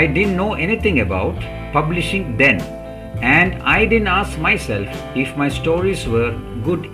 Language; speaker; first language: English; non-native, local second language; Malayalam